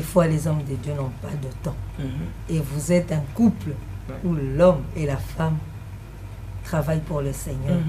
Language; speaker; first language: French; non-native, local second language; Lingala